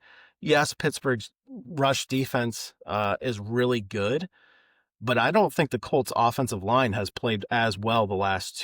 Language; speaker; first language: English; native; English